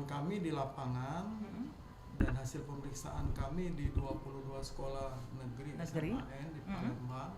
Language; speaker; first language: Indonesian; native; Indonesian